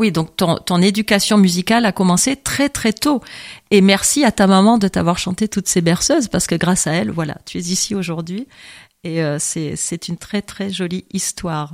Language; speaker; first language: French; native; French